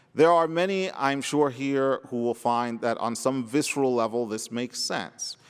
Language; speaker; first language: English; early bilingual, other home language; Spanish